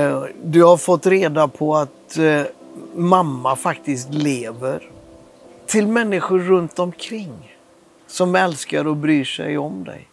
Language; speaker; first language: Swedish; native; Swedish